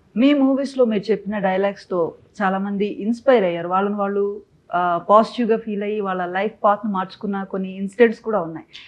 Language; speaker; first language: Telugu; native; Telugu